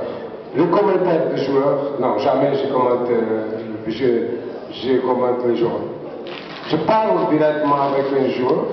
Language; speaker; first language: French; non-native, learner; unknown